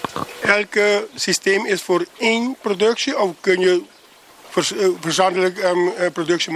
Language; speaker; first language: Dutch; non-native, local second language; Papiamento